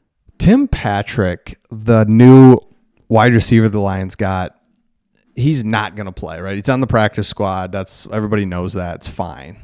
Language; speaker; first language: English; native; English